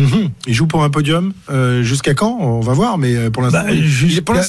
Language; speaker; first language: French; native; French